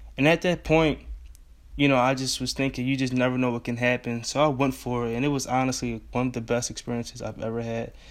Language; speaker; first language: English; native; English